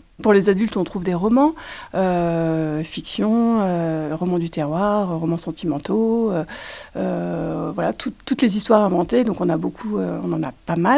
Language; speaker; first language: French; native; French